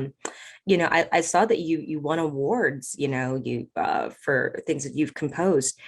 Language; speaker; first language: English; native; English